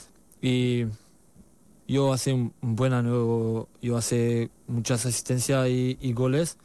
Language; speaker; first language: Spanish; non-native, learner; French